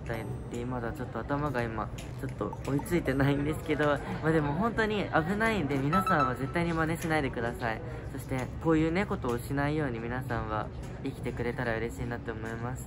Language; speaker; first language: Japanese; native; Japanese